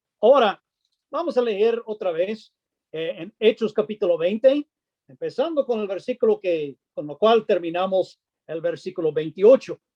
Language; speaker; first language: Spanish; non-native, fluent; English